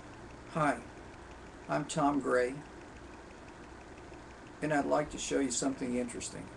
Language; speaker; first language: English; native; English